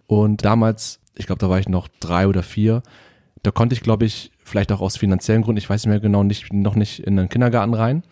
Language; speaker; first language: German; early bilingual, other home language; Vietnamese